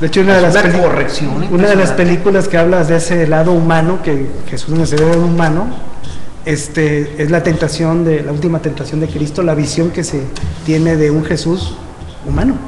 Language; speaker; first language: Spanish; native; Spanish